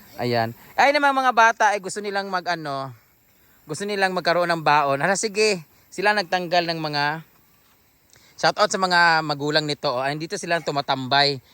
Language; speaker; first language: Filipino; non-native, local second language; Cebuano